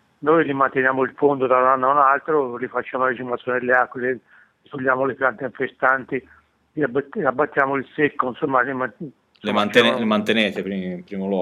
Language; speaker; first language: Italian; native; Italian